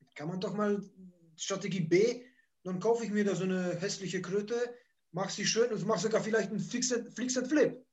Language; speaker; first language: German; early bilingual, other home language; Polish